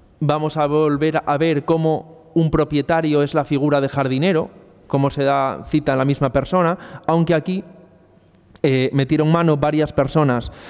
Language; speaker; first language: Spanish; native; Spanish